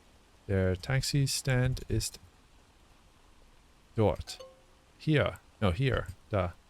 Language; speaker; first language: German; non-native, learner; English